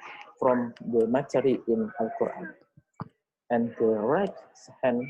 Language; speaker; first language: English; non-native, learner; Indonesian